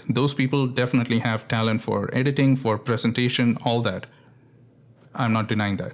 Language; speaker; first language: English; non-native, local second language; Tamil